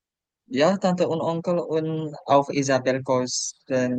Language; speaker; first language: German; non-native, learner; Indonesian